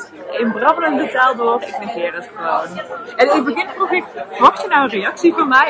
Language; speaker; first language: Dutch; native; Dutch